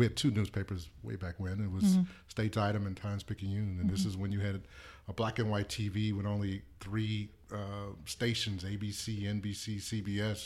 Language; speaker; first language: English; native; English